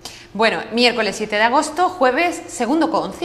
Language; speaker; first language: Spanish; native; Spanish